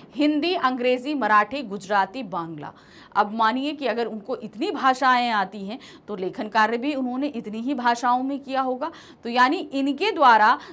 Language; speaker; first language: Hindi; native; Hindi